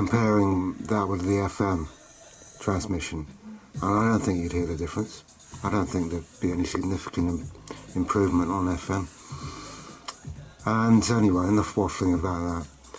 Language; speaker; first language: English; native; English